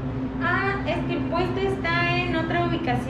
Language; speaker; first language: Spanish; native; Spanish